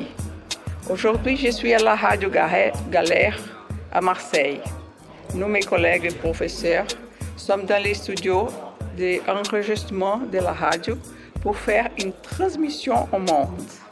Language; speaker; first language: French; non-native, learner; Portuguese